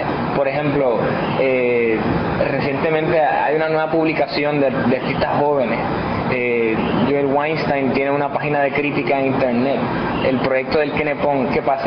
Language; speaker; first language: Spanish; native; Spanish